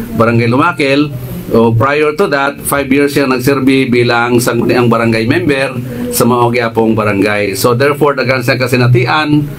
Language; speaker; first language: Cebuano; non-native, local second language; Hiligaynon